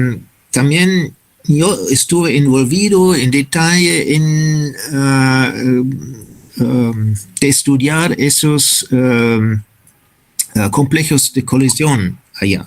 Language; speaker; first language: Spanish; non-native, fluent; German